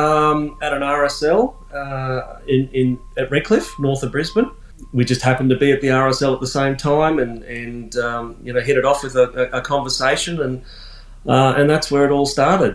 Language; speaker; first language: English; native; English